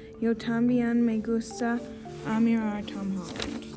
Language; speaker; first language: Spanish; non-native, learner; English